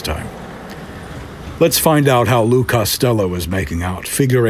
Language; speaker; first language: English; native; English